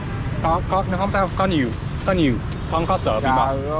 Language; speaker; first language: Vietnamese; non-native, learner; English